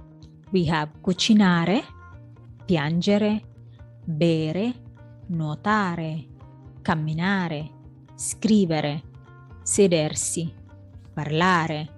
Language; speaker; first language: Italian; non-native, fluent; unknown